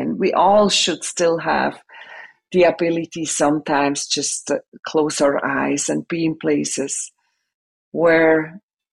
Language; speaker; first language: English; non-native, fluent; Swiss German